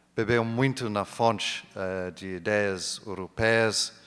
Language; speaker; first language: Portuguese; non-native, fluent; English